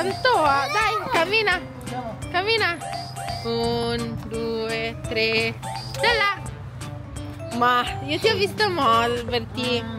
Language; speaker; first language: Italian; early bilingual, other home language; Filipino